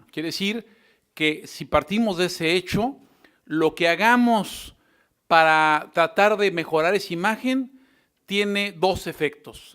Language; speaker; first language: Spanish; native; Spanish